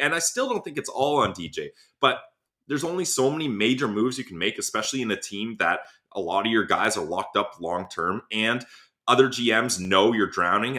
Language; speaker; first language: English; native; English